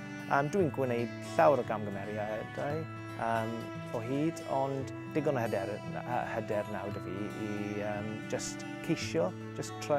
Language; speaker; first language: Welsh; non-native, local second language; English